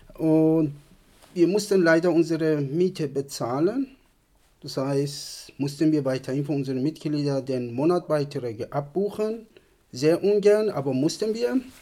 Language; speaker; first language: German; non-native, fluent; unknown